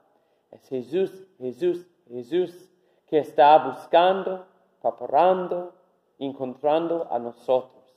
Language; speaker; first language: Spanish; non-native, learner; English